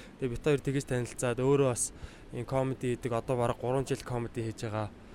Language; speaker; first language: Mongolian; native; Mongolian